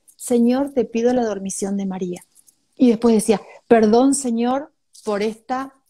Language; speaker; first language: Spanish; native; Spanish